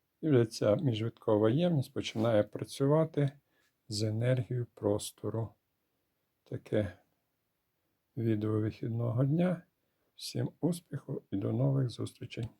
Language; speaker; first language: Ukrainian; native; Ukrainian